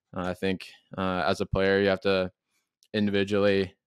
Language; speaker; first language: English; native; English